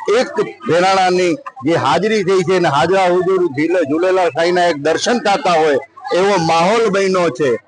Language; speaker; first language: Gujarati; non-native, local second language; Sindhi